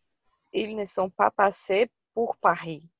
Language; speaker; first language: French; non-native, learner; Portuguese